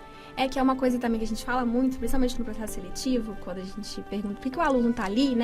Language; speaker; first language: Portuguese; native; Portuguese